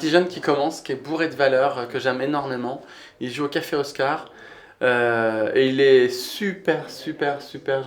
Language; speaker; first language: French; native; French